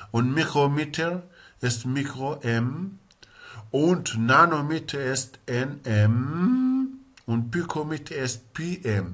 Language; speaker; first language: German; non-native, learner; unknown